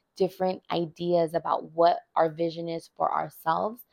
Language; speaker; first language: English; early bilingual, other home language; Spanish